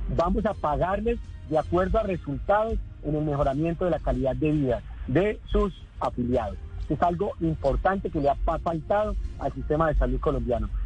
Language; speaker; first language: Spanish; native; Spanish